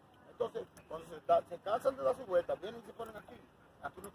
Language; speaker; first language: Spanish; early bilingual, heritage; Spanish